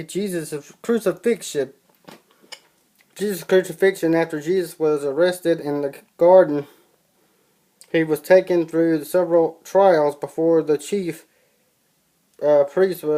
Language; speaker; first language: English; native; English